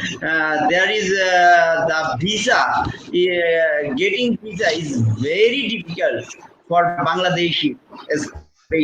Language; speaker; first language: English; non-native, local second language; Bangla